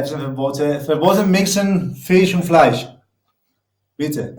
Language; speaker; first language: German; non-native, learner; Spanish